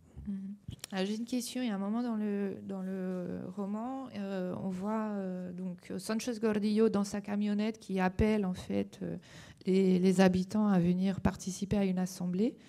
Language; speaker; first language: French; native; French